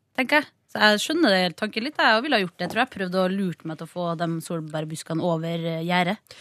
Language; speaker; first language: Norwegian; native; Norwegian